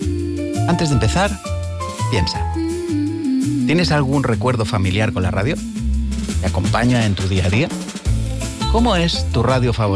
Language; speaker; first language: Spanish; native; Spanish